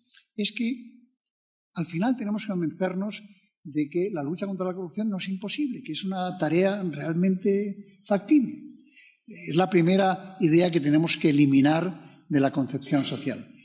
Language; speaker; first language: Spanish; native; Spanish